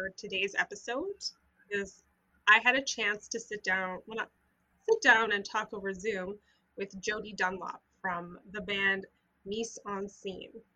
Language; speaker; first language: English; native; English